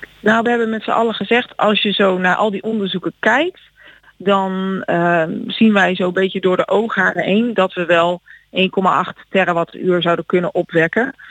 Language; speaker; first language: Dutch; native; Dutch